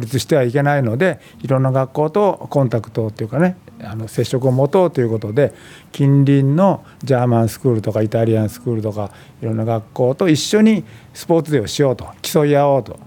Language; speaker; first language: Japanese; native; Japanese